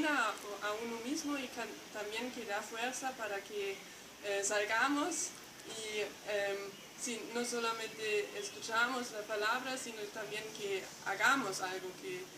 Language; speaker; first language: Spanish; non-native, fluent; German